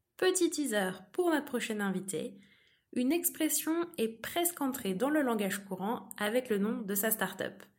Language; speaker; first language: French; native; French